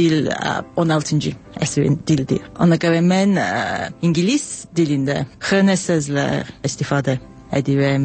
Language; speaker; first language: Azerbaijani; non-native, learner; English